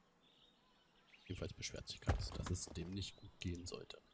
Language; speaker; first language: German; native; German